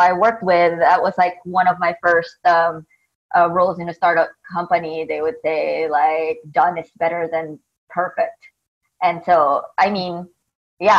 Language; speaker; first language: English; non-native, local second language; Filipino